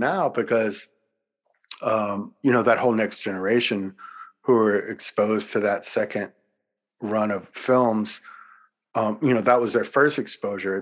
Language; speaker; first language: English; native; English